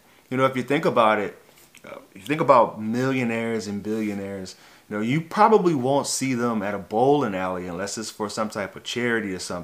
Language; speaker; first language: English; native; English